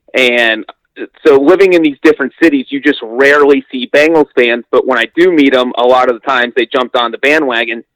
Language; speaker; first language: English; native; English